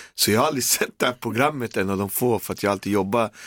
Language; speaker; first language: Swedish; native; Swedish